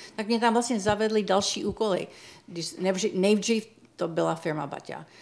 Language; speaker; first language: Czech; native; Czech